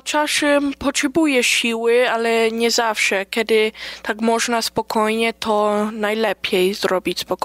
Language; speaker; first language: Polish; early bilingual, heritage; Polish